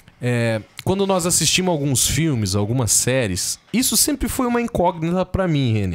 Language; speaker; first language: Portuguese; native; Portuguese